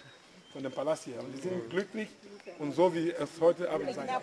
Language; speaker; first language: German; non-native, fluent; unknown